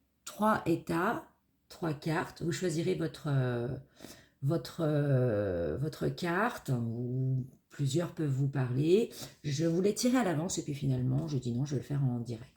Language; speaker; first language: French; native; French